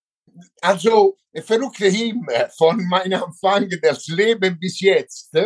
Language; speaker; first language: German; non-native, learner; Italian